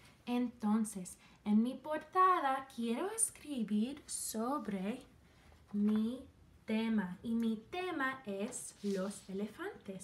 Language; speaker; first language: Spanish; non-native, fluent; English